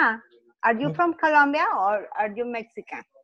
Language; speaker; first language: English; non-native, learner; Spanish